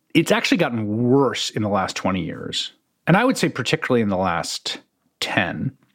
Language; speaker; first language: English; native; English